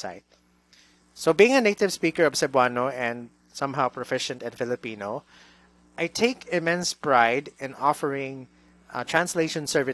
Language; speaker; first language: English; non-native, local second language; Cebuano